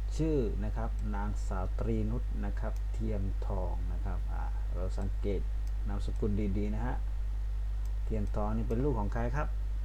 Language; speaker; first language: Thai; non-native, local second language; Pattani Malay